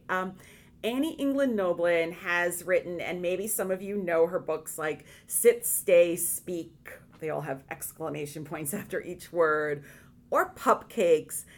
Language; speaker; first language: English; native; English